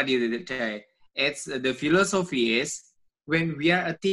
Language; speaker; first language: English; non-native, learner; Indonesian